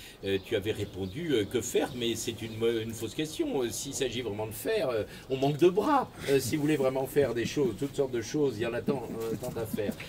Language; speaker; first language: French; native; French